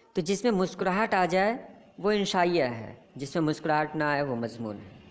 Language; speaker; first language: Urdu; native; Urdu